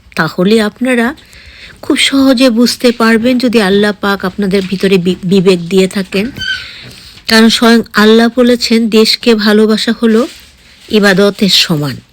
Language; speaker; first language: Bangla; native; Bangla